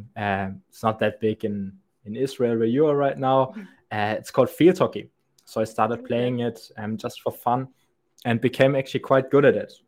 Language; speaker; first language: English; non-native, fluent; German